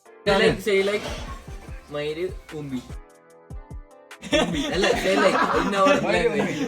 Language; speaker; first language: English; non-native, local second language; Malayalam